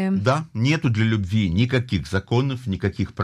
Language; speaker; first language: Russian; native; Russian